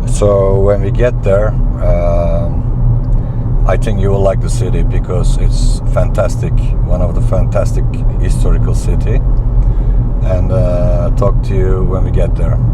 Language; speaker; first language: English; non-native, fluent; Turkish